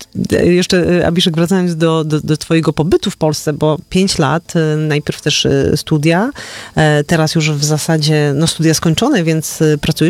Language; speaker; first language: Polish; native; Polish